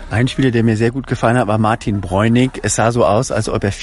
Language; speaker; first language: German; native; German